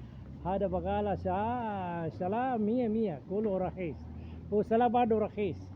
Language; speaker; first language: Arabic; non-native, learner; Filipino